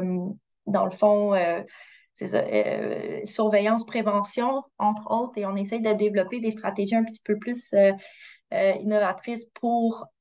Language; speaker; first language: French; native; French